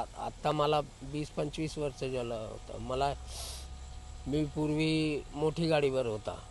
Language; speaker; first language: Marathi; non-native, local second language; Hindi